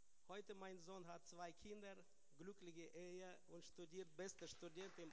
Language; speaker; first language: German; non-native, learner; Russian